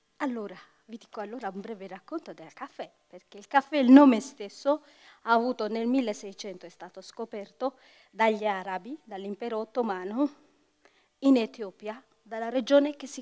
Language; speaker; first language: Italian; non-native, fluent; Tigrinya